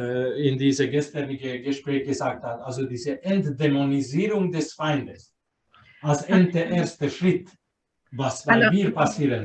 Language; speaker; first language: German; non-native, fluent; Croatian